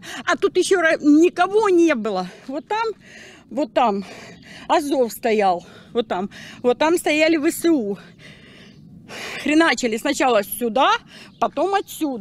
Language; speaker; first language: Russian; native; Russian